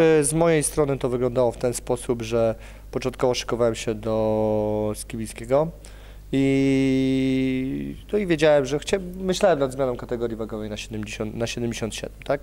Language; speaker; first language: Polish; native; Polish